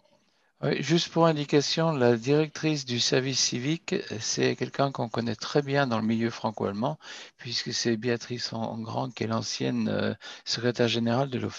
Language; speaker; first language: French; native; French